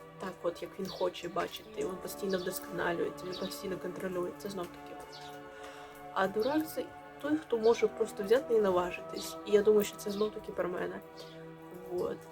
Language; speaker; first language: Ukrainian; non-native, local second language; Russian